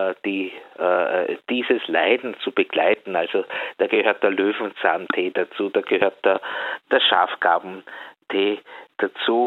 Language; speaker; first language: German; native; German